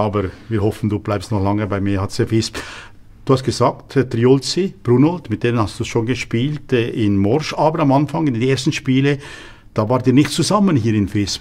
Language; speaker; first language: German; native; German